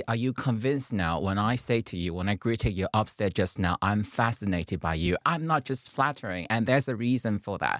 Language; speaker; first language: English; non-native, fluent; Chinese